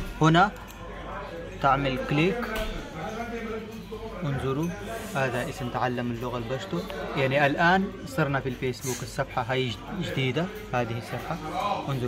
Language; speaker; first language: Arabic; non-native, fluent; Pashto